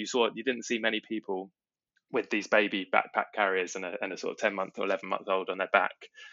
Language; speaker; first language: English; native; English